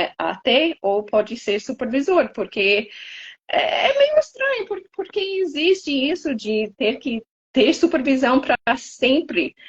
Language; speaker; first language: Portuguese; non-native, fluent; English